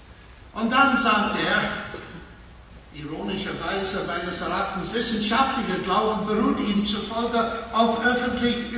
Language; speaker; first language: German; non-native, fluent; English